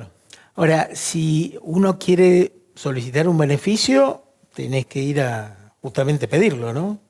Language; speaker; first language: Spanish; native; Spanish